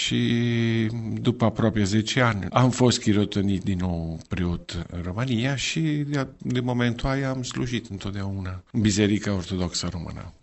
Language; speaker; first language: Romanian; non-native, fluent; Italian